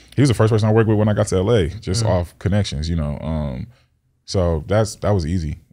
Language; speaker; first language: English; native; English